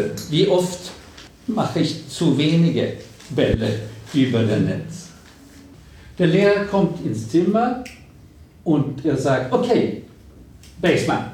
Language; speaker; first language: German; non-native, fluent; Swedish